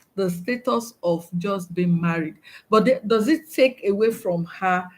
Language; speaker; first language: English; non-native, local second language; Yoruba